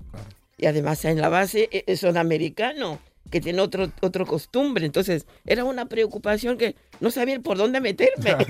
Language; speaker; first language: Spanish; non-native, fluent; Swahili